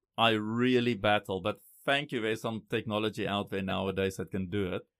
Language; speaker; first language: English; non-native, local second language; Afrikaans